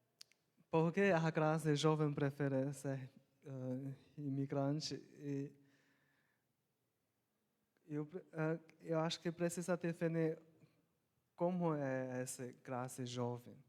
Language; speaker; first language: Portuguese; non-native, local second language; Chinese